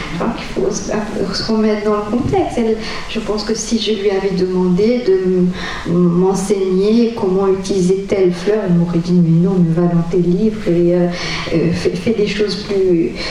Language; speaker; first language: French; non-native, local second language; Morisyen